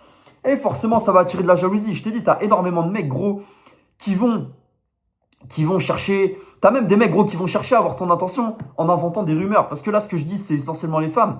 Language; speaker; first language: French; native; French